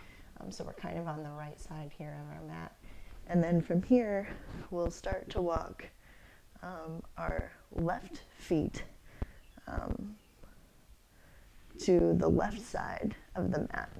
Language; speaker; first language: English; native; English